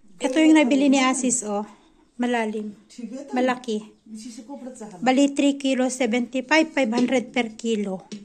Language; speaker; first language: Filipino; native; Filipino